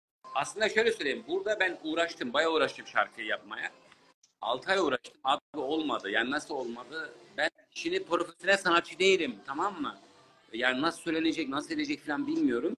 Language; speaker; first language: Turkish; native; Turkish